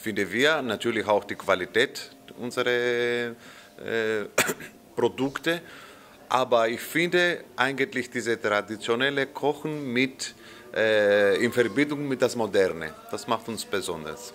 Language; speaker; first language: German; non-native, fluent; Greek